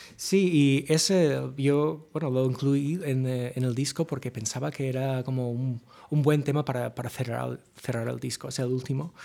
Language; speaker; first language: Spanish; non-native, fluent; English